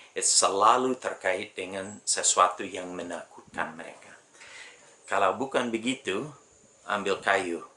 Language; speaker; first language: Indonesian; non-native, fluent; English